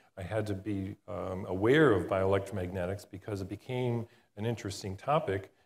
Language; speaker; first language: English; native; English